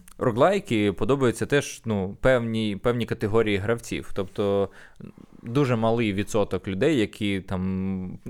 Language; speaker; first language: Ukrainian; native; Ukrainian